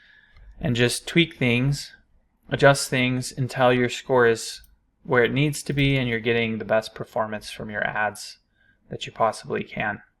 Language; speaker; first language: English; native; English